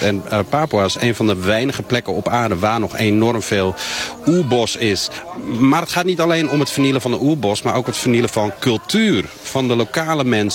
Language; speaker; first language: Dutch; non-native, fluent; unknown